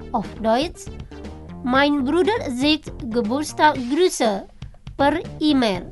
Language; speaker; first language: German; non-native, fluent; Indonesian